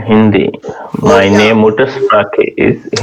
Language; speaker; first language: German; non-native, learner; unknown